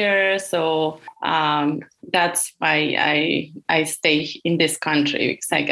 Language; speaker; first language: English; non-native, fluent; Spanish